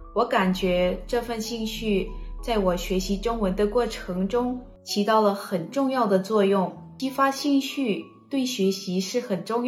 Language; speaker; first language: Chinese; non-native, fluent; Thai